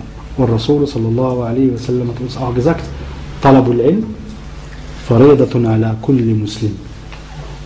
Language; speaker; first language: German; non-native, fluent; Arabic